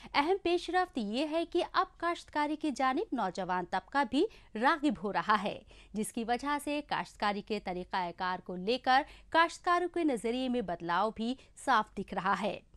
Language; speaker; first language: Hindi; non-native, local second language; Kashmiri